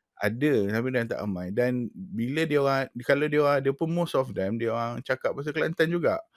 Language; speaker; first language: Malay; native; Malay